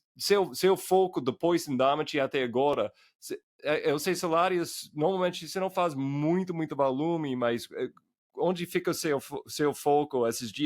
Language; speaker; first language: Portuguese; non-native, fluent; English